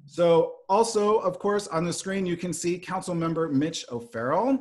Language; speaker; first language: English; native; English